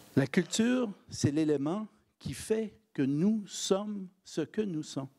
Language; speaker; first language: French; native; French